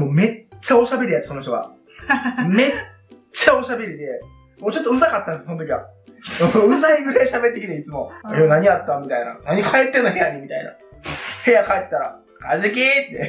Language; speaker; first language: Japanese; native; Japanese